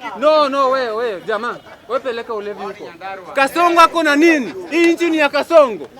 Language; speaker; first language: Swahili; non-native, local second language; Luo (Kenya and Tanzania)